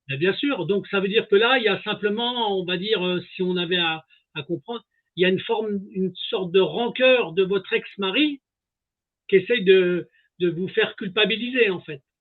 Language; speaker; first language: French; native; French